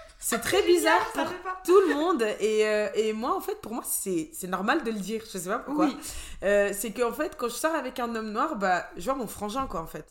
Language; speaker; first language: French; early bilingual, other home language; Portuguese